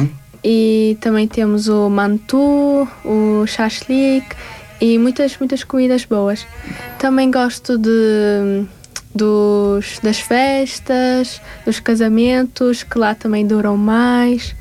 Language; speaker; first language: Portuguese; early bilingual, other home language; Tajik